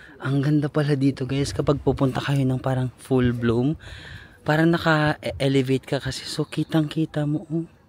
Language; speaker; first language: Filipino; native; Filipino